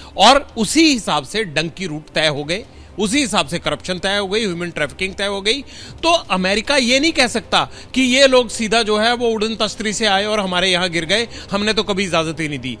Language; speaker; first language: Hindi; non-native, local second language; Punjabi